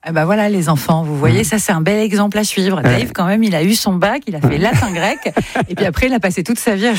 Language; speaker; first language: French; native; French